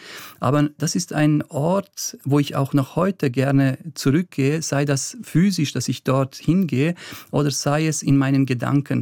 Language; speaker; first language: German; early bilingual, other home language; Bosnian